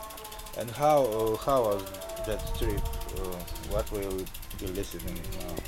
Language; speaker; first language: English; non-native, learner; Slovenian